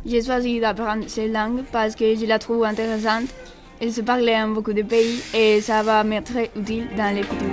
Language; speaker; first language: French; non-native, learner; Spanish